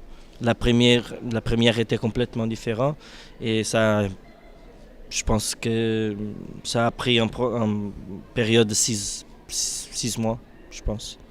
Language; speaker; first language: French; non-native, fluent; Portuguese